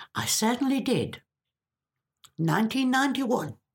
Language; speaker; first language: English; native; English